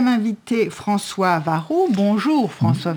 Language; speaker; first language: French; native; French